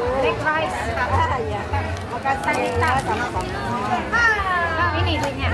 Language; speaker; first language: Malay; non-native, local second language; Minangkabau